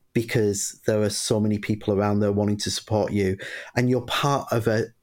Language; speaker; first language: English; native; English